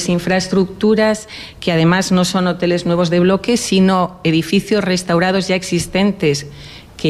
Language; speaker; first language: Spanish; native; Spanish